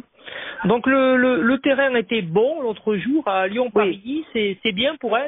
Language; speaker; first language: French; native; French